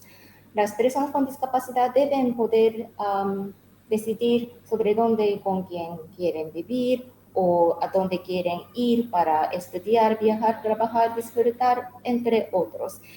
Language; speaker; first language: Spanish; non-native, learner; Japanese